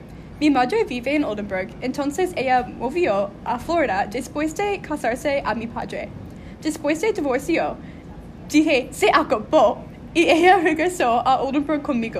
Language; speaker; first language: Spanish; non-native, learner; English